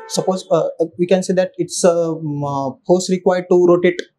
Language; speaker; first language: English; non-native, local second language; Marathi